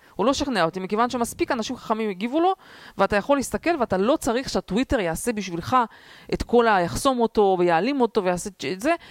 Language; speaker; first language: Hebrew; early bilingual, other home language; Russian